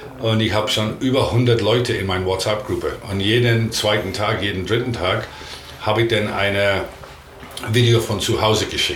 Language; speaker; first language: German; non-native, learner; English